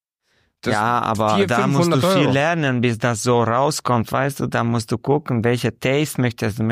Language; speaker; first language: German; non-native, learner; Romanian